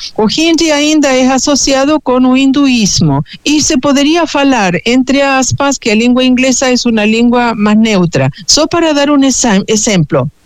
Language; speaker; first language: Portuguese; non-native, fluent; Spanish